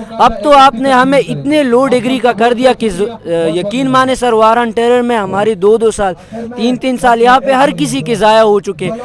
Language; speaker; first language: Urdu; non-native, local second language; Pashto